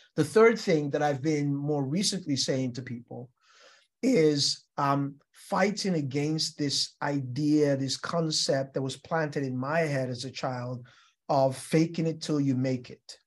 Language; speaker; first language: English; non-native, local second language; Yoruba